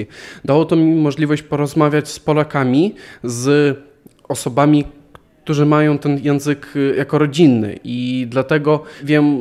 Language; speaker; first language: Polish; non-native, local second language; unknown